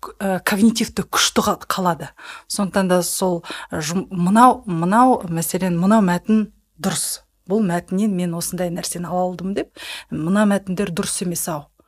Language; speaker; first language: Kazakh; native; Kazakh